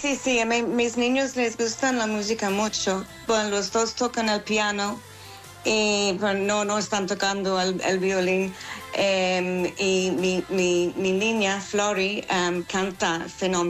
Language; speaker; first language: Spanish; non-native, fluent; English